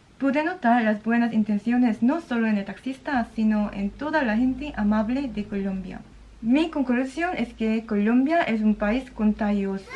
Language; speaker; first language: Spanish; non-native, fluent; Korean